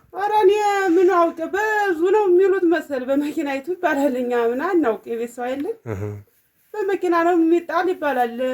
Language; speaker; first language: Amharic; native; Amharic